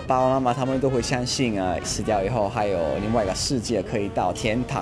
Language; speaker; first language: Chinese; non-native, fluent; Italian